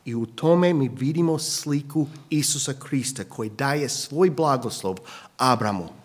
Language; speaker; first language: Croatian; non-native, fluent; English